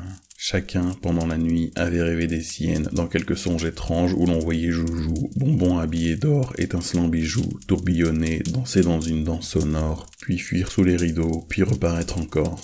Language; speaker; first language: French; native; French